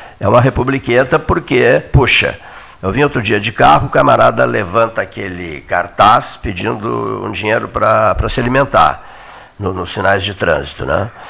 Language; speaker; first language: Portuguese; native; Portuguese